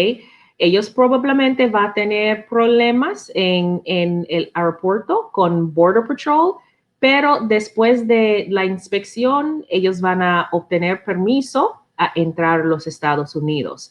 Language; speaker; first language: Spanish; non-native, learner; English